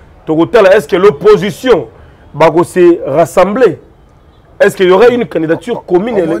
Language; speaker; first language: French; non-native, local second language; Lingala